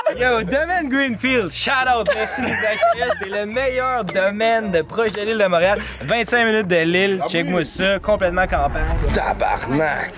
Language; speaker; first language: French; native; French